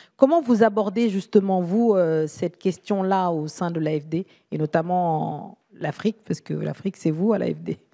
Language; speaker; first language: French; native; French